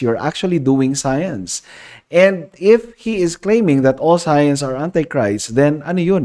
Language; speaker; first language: English; non-native, local second language; Filipino